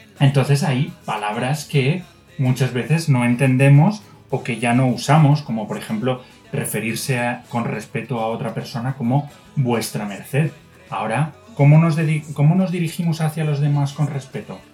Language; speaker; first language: Spanish; native; Spanish